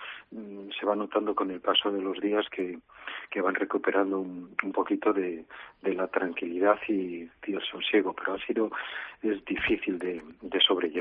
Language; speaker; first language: Spanish; native; Spanish